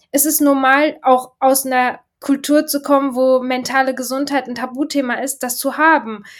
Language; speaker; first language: German; early bilingual, other home language; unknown